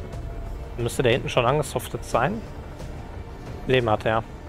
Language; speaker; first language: German; native; German